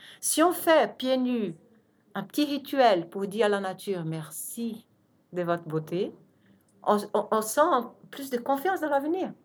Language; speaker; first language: French; non-native, fluent; Portuguese